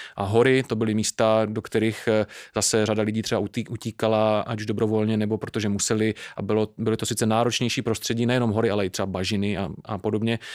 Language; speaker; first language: Czech; native; Czech